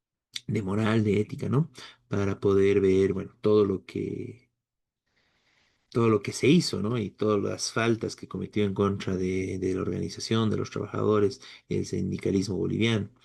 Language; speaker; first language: Spanish; native; Spanish